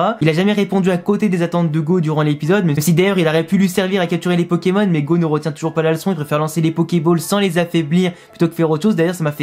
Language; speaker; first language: French; native; French